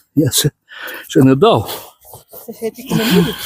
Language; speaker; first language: Ukrainian; non-native, fluent; Romanian